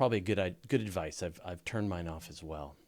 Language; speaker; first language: English; native; English